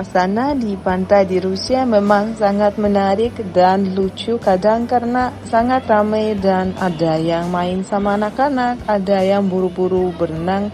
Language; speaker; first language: Indonesian; non-native, fluent; Russian